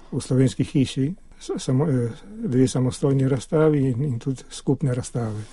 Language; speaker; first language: Slovenian; early bilingual, heritage; Slovenian